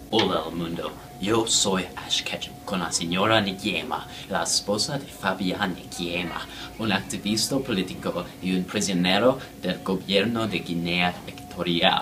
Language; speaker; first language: Spanish; non-native, learner; English